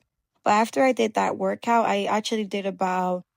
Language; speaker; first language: English; native; English